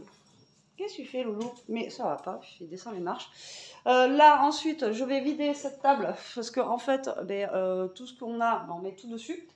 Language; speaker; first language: French; native; French